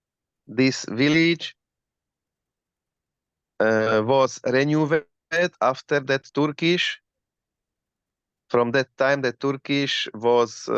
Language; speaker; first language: English; non-native, learner; Slovak